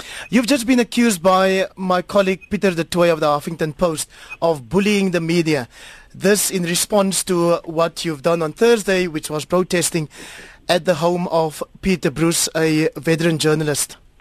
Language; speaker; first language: English; non-native, local second language; Afrikaans